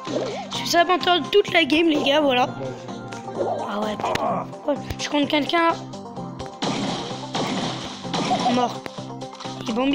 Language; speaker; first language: French; native; French